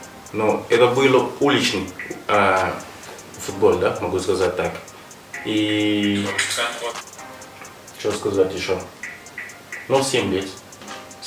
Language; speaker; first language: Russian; non-native, fluent; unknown